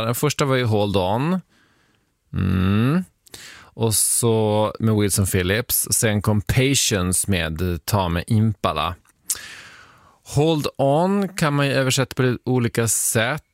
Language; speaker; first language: Swedish; native; Swedish